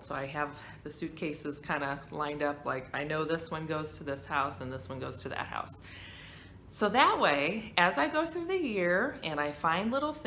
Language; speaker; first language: English; native; English